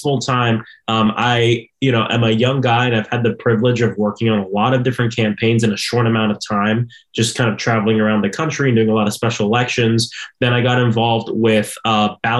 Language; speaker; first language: English; native; English